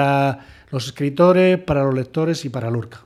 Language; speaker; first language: Spanish; native; Spanish